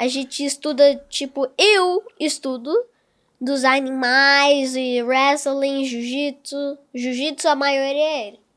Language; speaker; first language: Portuguese; non-native, local second language; English